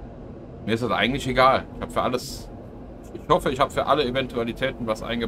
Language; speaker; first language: German; native; German